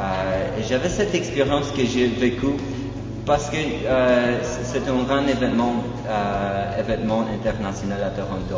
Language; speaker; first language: French; non-native, fluent; Polish